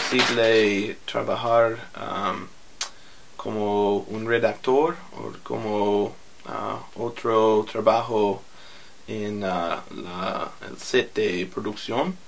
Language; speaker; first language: Spanish; non-native, learner; English